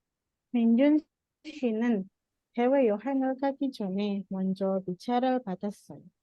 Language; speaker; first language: Korean; non-native, learner; Indonesian